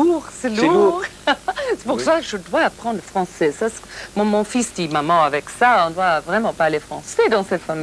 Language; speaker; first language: French; non-native, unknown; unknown